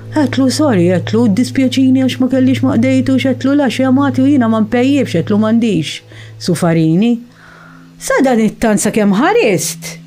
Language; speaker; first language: Maltese; early bilingual, heritage; Maltese